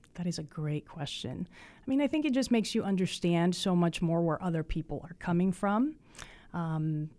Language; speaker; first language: English; early bilingual, other home language; Spanish